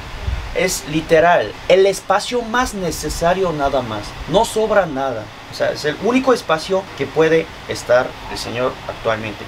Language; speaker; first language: Spanish; non-native, fluent; Korean